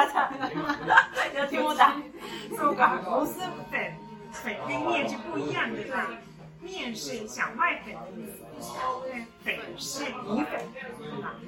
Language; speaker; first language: Chinese; non-native, fluent; Japanese